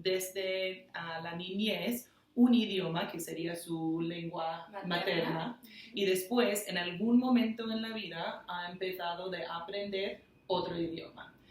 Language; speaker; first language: Spanish; non-native, fluent; English